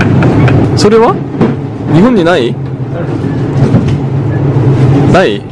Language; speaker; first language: Japanese; non-native, fluent; Korean